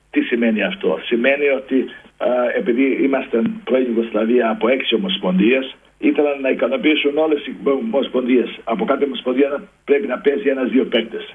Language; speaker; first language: Greek; non-native, fluent; Serbian